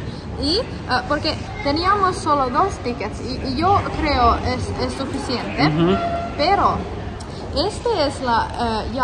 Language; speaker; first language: Spanish; non-native, learner; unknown